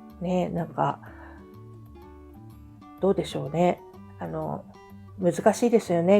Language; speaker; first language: Japanese; native; Japanese